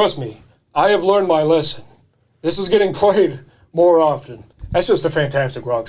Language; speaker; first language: English; native; English